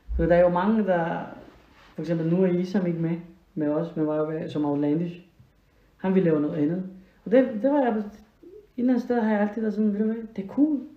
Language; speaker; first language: Danish; non-native, fluent; Spanish